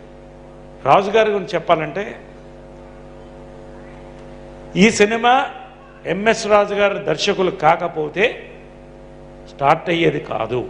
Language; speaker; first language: Telugu; native; Telugu